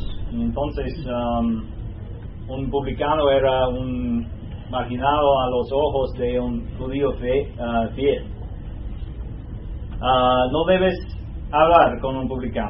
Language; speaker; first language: Spanish; non-native, fluent; English